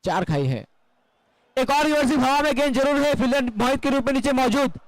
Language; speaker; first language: Hindi; non-native, local second language; Gujarati